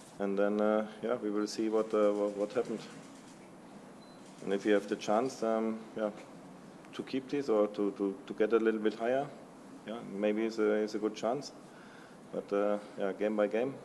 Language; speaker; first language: English; non-native, learner; German